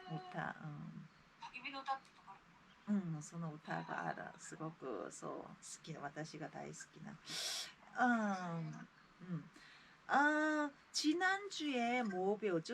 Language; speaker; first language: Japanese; non-native, fluent; Korean